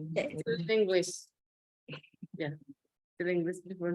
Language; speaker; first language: English; non-native, fluent; Indonesian